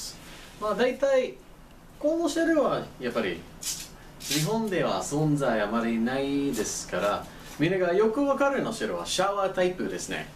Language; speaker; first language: Japanese; non-native, learner; English